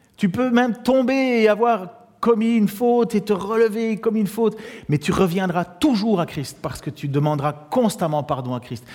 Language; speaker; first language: French; native; French